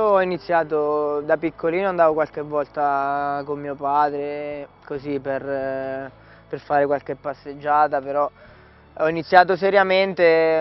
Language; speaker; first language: Italian; native; Italian